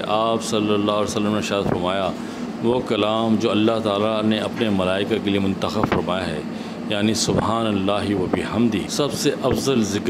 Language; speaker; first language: Urdu; native; Urdu